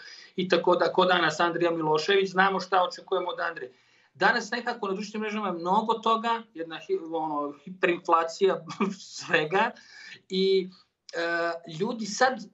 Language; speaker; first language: Serbian; native; Serbian